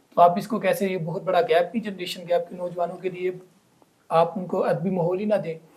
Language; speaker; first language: Urdu; non-native, local second language; Punjabi